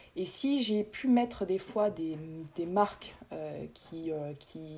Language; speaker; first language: French; native; French